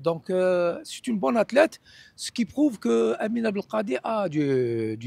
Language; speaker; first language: French; non-native, local second language; Arabic